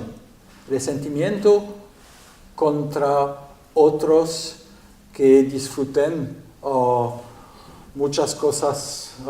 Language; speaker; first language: Spanish; non-native, learner; French